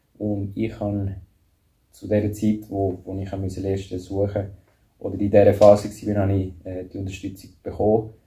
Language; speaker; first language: German; early bilingual, other home language; Spanish